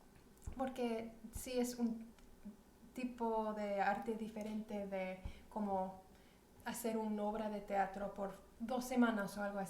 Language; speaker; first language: Spanish; early bilingual, heritage; Spanish